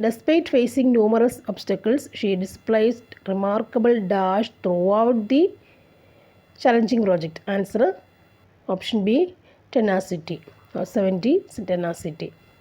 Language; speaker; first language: English; non-native, local second language; Malayalam